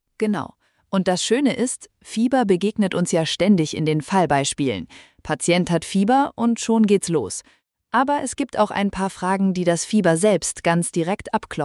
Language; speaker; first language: German; native; German